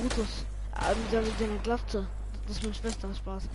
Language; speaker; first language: German; native; German